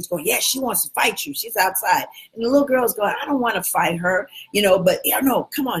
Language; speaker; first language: English; native; English